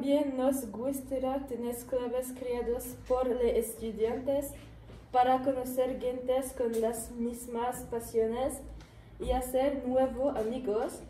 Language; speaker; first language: Spanish; non-native, learner; French